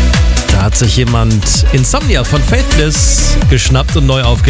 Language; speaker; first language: German; native; German